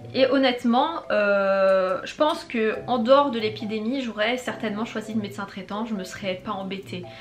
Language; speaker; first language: French; native; French